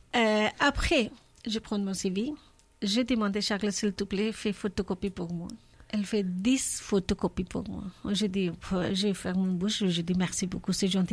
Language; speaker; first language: French; non-native, learner; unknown